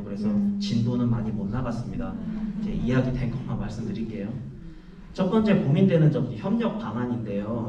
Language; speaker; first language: Korean; native; Korean